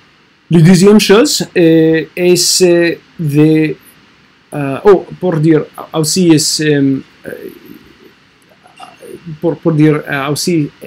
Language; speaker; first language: French; non-native, learner; English